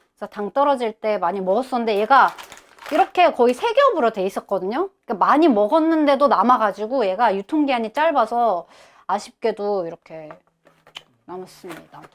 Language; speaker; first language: Korean; non-native, fluent; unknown